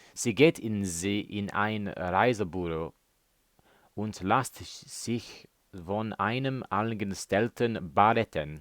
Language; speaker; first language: German; non-native, learner; English